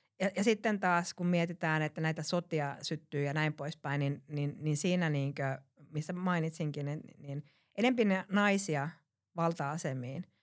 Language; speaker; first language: Finnish; early bilingual, heritage; Finnish